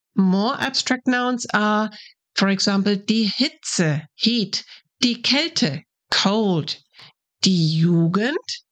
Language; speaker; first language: English; non-native, fluent; German